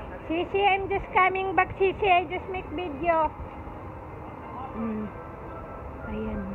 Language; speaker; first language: English; non-native, local second language; Filipino